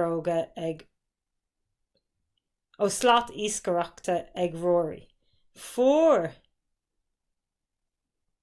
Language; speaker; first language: Irish; non-native, fluent; English